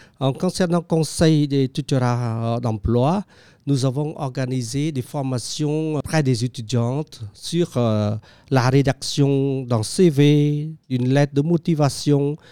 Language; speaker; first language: French; non-native, fluent; Khmer